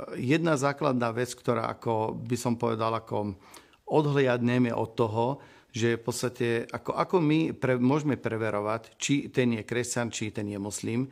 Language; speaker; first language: Slovak; non-native, learner; Arabic